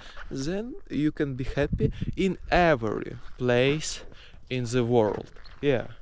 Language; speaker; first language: English; non-native, fluent; Russian